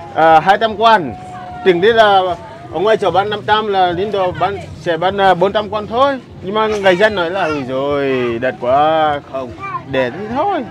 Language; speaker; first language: Vietnamese; non-native, learner; Portuguese